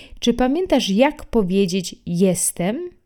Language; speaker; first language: Polish; non-native, fluent; Italian